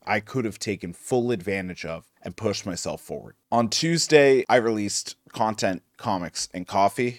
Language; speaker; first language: English; native; English